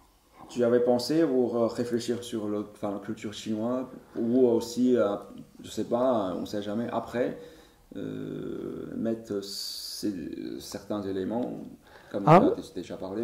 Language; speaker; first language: French; non-native, learner; Chinese